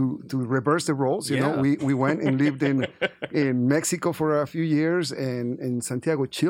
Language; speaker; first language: English; non-native, fluent; Spanish